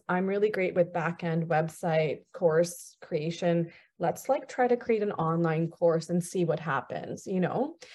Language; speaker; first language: English; early bilingual, other home language; Punjabi